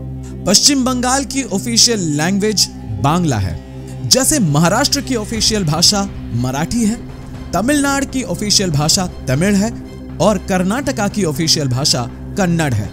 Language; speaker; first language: Hindi; non-native, local second language; Bangla